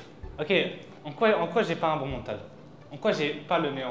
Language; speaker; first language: French; native; French